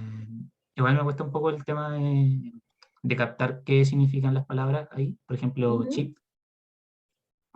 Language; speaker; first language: Spanish; native; Spanish